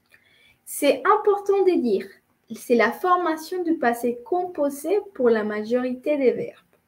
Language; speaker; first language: French; non-native, fluent; Spanish